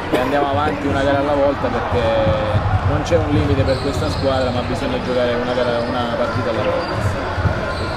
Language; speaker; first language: Italian; native; Italian